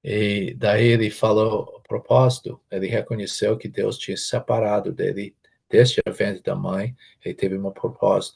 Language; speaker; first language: Portuguese; non-native, fluent; English